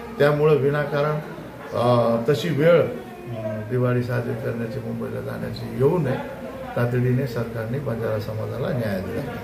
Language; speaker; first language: Marathi; non-native, local second language; Lambadi